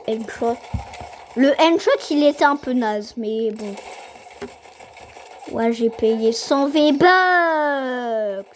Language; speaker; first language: French; native; French